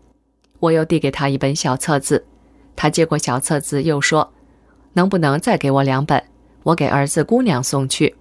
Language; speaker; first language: Chinese; native; Chinese